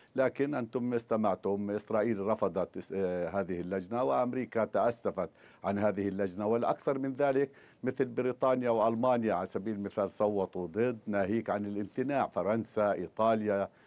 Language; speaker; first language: Arabic; native; Arabic